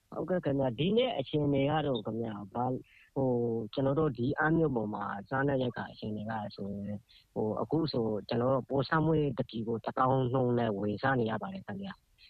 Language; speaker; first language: Burmese; native; Burmese